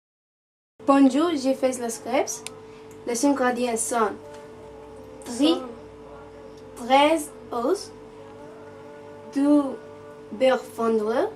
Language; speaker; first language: French; non-native, learner; Catalan